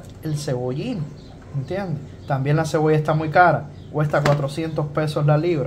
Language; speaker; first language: Spanish; native; Spanish